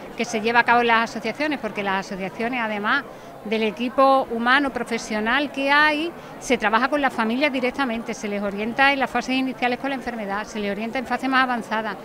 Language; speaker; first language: Spanish; native; Spanish